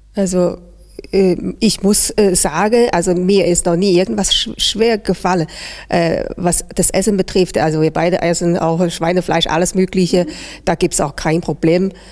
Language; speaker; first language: German; non-native, fluent; Chinese